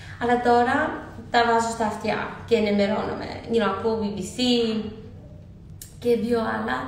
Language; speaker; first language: Greek; early bilingual, heritage; Greek